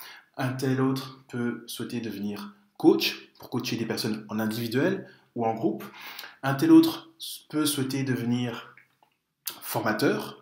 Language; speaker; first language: French; native; French